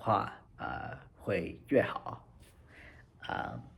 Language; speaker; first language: Chinese; non-native, learner; English